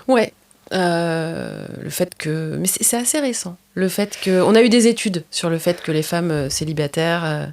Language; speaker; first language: French; native; French